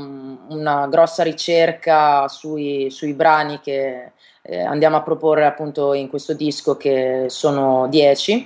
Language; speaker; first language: Italian; native; Italian